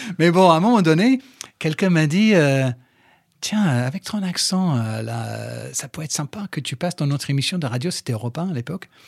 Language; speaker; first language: French; non-native, fluent; English